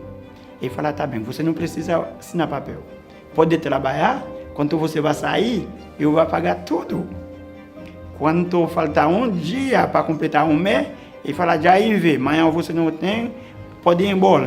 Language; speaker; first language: Portuguese; non-native, learner; Haitian Creole